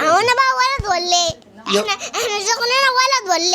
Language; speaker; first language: Arabic; native; Arabic